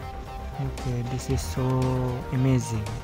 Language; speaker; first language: English; non-native, learner; Indonesian